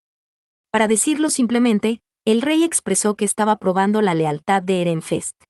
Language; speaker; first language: Spanish; native; Spanish